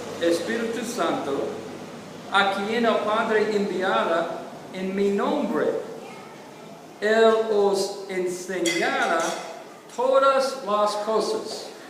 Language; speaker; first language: Spanish; non-native, learner; English